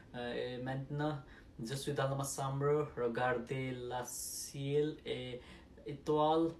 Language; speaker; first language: French; non-native, learner; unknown